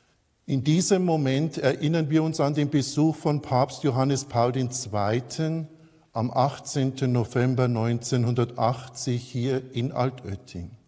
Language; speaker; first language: German; native; German